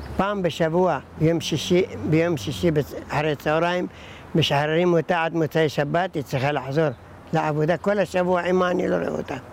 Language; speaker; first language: Hebrew; early bilingual, other home language; Arabic